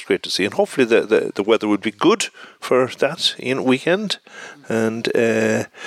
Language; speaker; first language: English; native; English